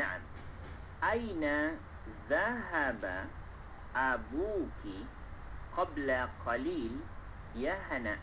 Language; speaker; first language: Arabic; non-native, fluent; Malay